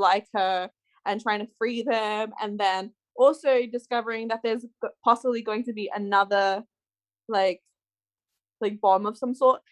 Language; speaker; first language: English; non-native, local second language; Tongan